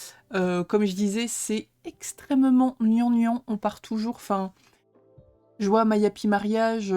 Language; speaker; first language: French; native; French